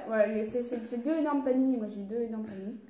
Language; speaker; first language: French; native; French